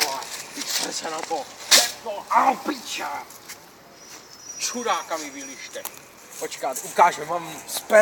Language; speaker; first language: Czech; native; Czech